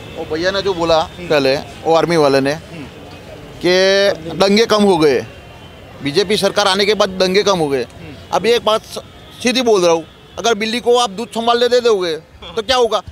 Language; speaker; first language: Hindi; non-native, local second language; Gujarati